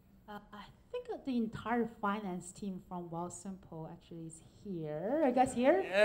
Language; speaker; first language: English; non-native, fluent; Chinese